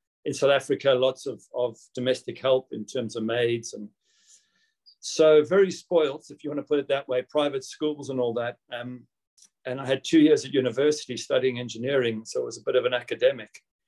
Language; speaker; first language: English; native; English